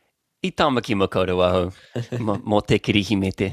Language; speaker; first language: Māori; non-native, learner; English